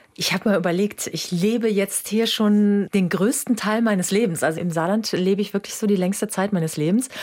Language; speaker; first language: German; native; German